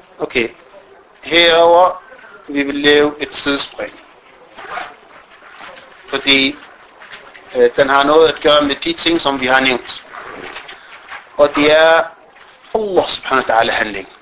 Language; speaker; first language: Danish; early bilingual, other home language; Arabic